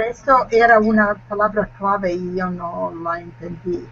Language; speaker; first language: Spanish; non-native, learner; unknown